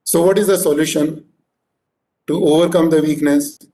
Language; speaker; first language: English; non-native, local second language; Hindi